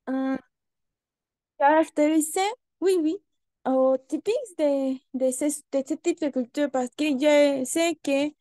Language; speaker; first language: French; non-native, learner; Spanish